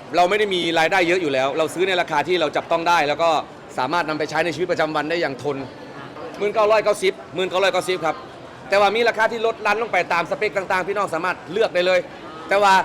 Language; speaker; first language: Thai; native; Thai